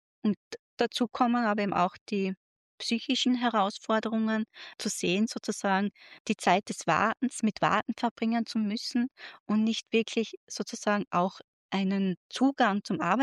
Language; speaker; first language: German; native; German